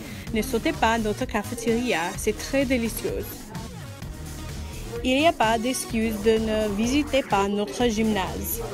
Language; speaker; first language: French; non-native, learner; English